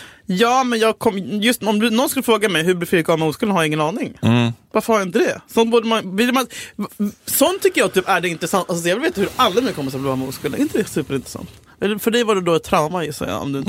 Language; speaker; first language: Swedish; native; Swedish